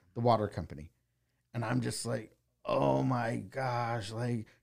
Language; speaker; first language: English; native; English